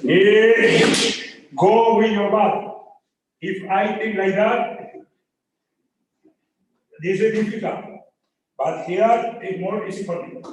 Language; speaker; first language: English; non-native, learner; Spanish